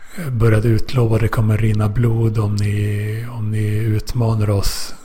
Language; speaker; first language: Swedish; native; Swedish